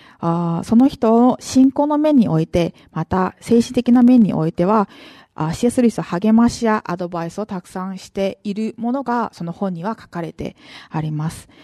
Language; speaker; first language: Japanese; non-native, fluent; Korean